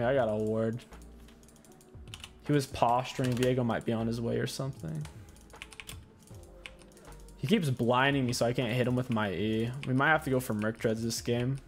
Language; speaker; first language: English; native; English